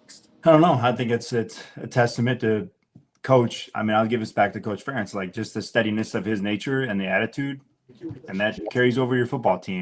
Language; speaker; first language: English; native; English